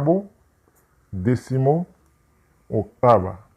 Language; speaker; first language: Spanish; non-native, fluent; Haitian Creole